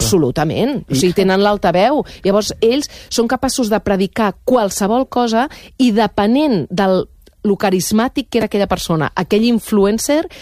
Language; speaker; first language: Catalan; native; Catalan